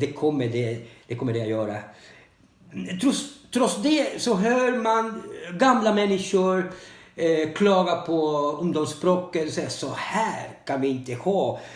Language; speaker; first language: Swedish; non-native, learner; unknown